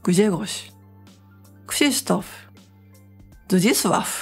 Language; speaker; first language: Polish; non-native, fluent; Japanese